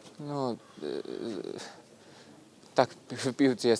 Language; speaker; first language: Polish; non-native, learner; Serbian